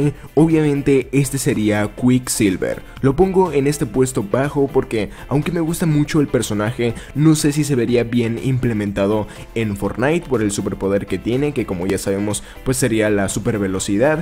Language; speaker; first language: Spanish; native; Spanish